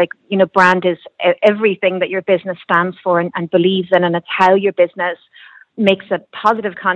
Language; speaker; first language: English; native; English